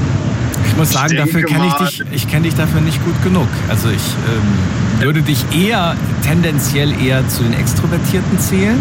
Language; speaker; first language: German; native; German